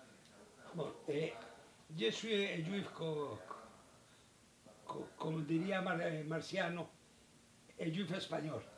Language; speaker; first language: French; non-native, learner; Spanish